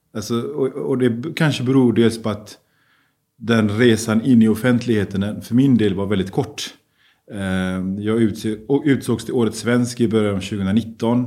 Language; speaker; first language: Swedish; early bilingual, other home language; Persian